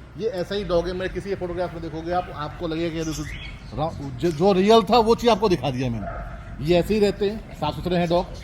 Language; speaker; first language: Hindi; native; Hindi